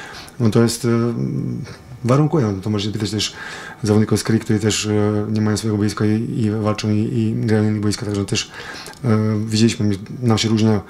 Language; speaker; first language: Polish; non-native, fluent; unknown